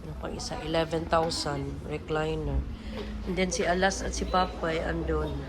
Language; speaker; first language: Filipino; non-native, local second language; Bikol